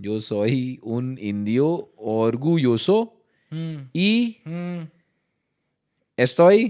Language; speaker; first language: Spanish; non-native, learner; Hindi